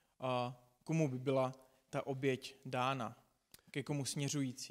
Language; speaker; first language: Czech; non-native, fluent; English